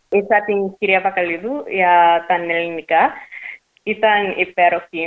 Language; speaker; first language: Greek; early bilingual, heritage; English